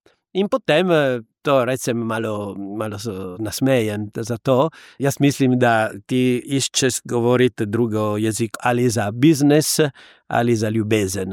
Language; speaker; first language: Slovenian; non-native, learner; Italian